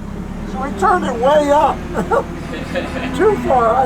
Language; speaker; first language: English; native; English